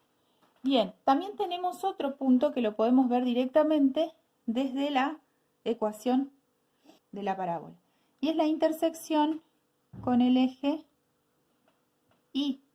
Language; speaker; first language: Spanish; native; Spanish